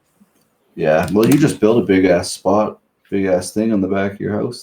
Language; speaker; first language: English; native; English